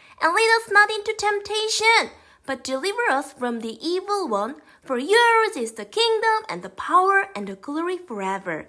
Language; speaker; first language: English; non-native, fluent; Korean